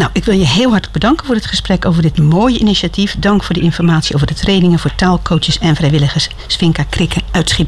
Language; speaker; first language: Dutch; native; Dutch